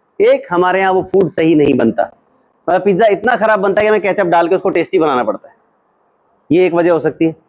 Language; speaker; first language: Hindi; native; Hindi